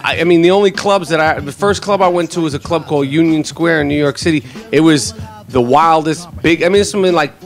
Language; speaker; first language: English; native; English